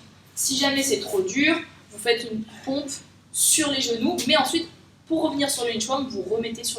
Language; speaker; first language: French; native; French